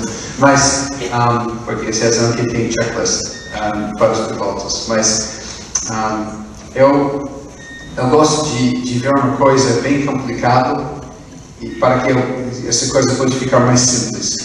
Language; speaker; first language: Portuguese; non-native, fluent; English